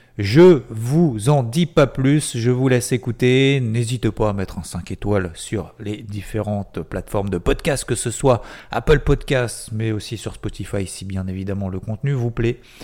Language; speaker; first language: French; native; French